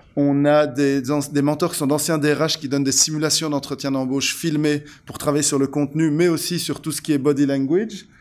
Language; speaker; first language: French; native; French